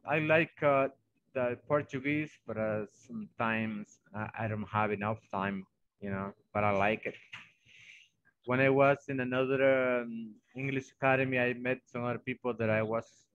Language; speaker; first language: English; non-native, fluent; Spanish